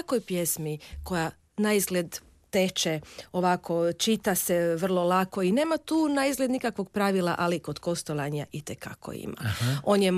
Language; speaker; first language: Croatian; non-native, local second language; Hungarian